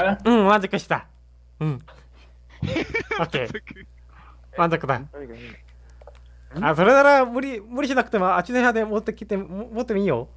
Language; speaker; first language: Japanese; native; Japanese